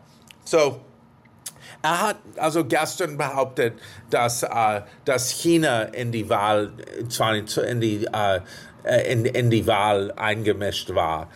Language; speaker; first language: German; non-native, fluent; English